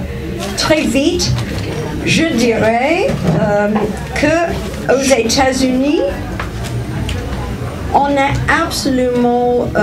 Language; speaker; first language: French; non-native, fluent; English